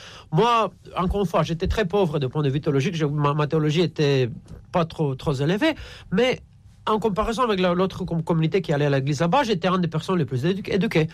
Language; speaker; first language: French; non-native, fluent; Romanian